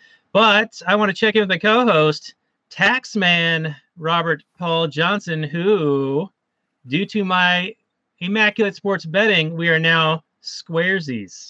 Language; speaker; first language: English; native; English